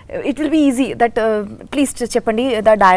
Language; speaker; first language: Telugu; non-native, learner; Bangla